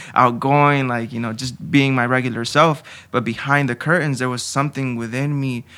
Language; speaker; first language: English; early bilingual, other home language; Spanish